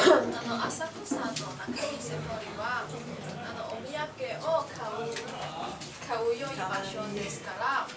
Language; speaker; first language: Japanese; non-native, learner; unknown